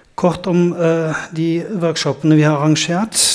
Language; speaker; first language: Norwegian; non-native, fluent; German